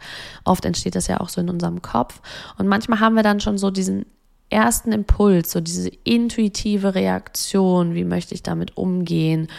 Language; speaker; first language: German; native; German